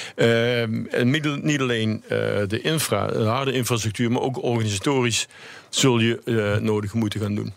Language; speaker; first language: Dutch; native; Dutch